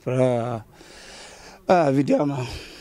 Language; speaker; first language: Italian; non-native, learner; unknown